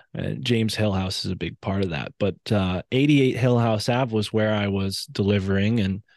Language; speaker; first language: English; native; English